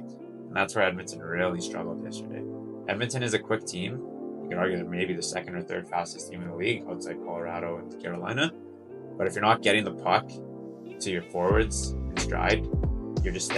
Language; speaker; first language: English; native; English